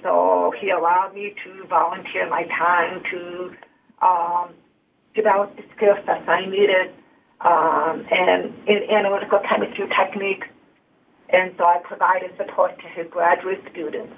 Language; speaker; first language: English; early bilingual, other home language; Hungarian